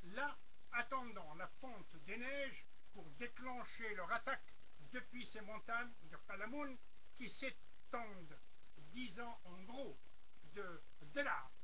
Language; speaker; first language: French; non-native, local second language; Arabic